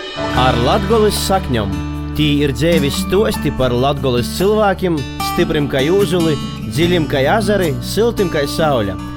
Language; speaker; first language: Latvian; non-native, local second language; Polish